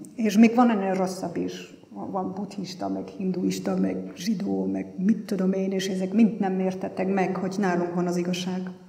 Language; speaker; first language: Hungarian; non-native, fluent; German